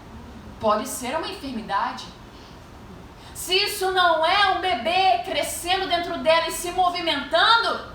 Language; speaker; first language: Portuguese; native; Portuguese